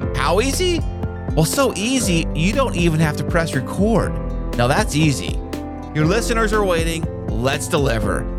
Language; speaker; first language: English; native; English